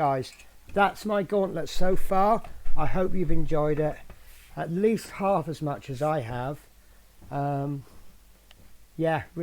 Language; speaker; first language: English; native; English